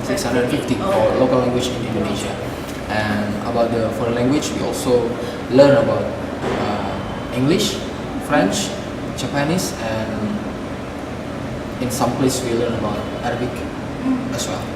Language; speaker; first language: English; non-native, fluent; Indonesian